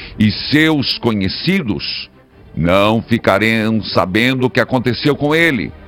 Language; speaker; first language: Portuguese; native; Portuguese